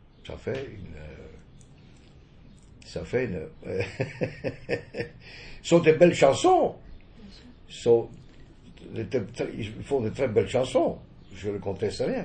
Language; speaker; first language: French; non-native, fluent; Italian